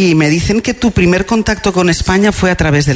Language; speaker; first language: Spanish; native; Spanish